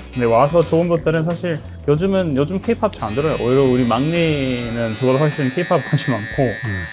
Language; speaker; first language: Korean; non-native, fluent; English